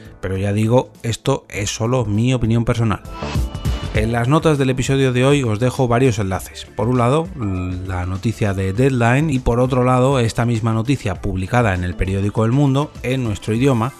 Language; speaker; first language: Spanish; native; Spanish